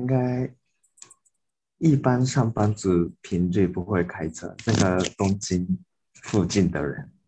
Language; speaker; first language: Chinese; non-native, fluent; Japanese